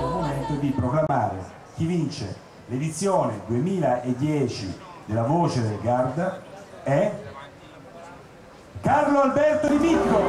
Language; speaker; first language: Italian; native; Italian